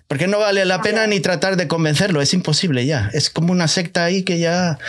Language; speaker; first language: Spanish; native; Spanish